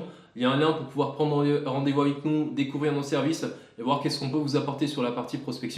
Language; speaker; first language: French; native; French